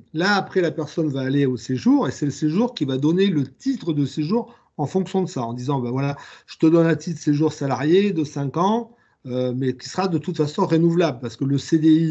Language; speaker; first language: French; native; French